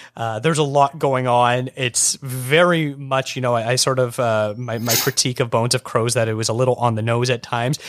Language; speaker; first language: English; native; English